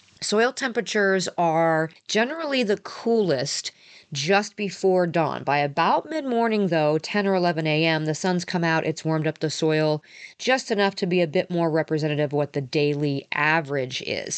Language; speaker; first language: English; native; English